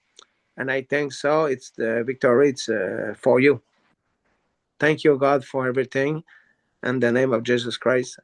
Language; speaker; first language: English; non-native, learner; French